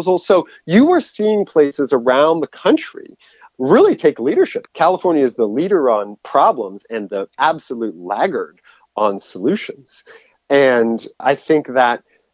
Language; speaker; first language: English; native; English